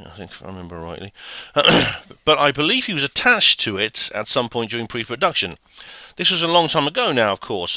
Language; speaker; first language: English; native; English